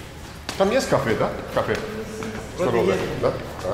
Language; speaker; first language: Russian; non-native, learner; English